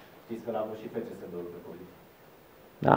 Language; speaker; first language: Romanian; native; Romanian